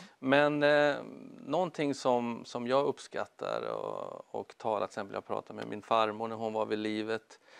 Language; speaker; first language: Swedish; native; Swedish